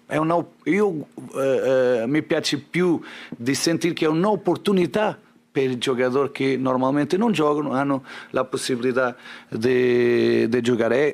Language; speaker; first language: Italian; non-native, learner; Portuguese